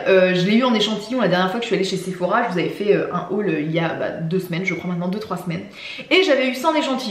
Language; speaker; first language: French; native; French